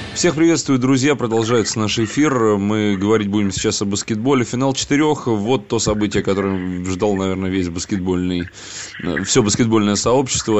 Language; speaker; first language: Russian; native; Russian